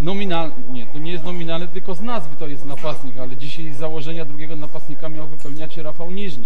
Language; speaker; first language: Polish; native; Polish